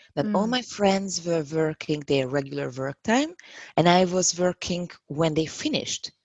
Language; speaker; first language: English; non-native, fluent; Hungarian